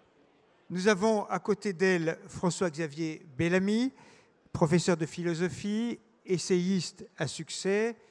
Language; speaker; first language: French; native; French